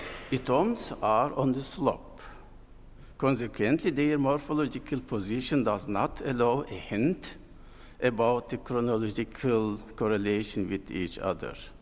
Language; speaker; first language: English; non-native, fluent; Turkish